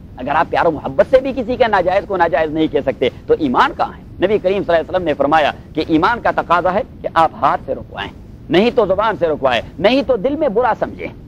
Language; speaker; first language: Urdu; non-native, local second language; Pashto